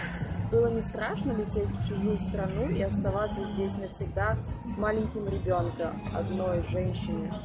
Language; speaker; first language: Russian; native; Russian